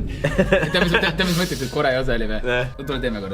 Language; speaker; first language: Estonian; native; Estonian